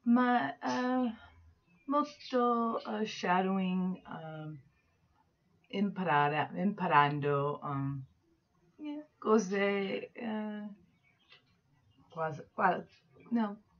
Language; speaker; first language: Italian; non-native, learner; English